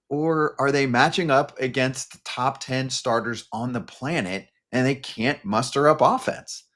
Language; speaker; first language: English; native; English